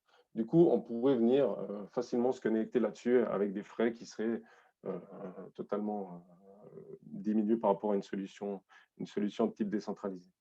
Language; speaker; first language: French; native; French